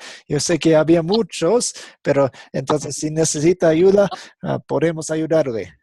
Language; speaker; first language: Spanish; non-native, fluent; English